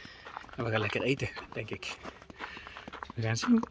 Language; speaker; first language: Dutch; native; Dutch